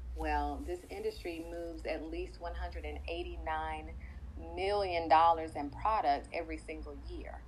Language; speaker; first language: English; native; English